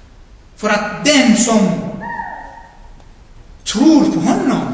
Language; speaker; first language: Swedish; non-native, fluent; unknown